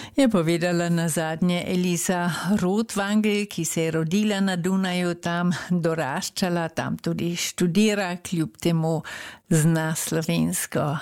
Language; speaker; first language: Slovenian; early bilingual, heritage; Slovenian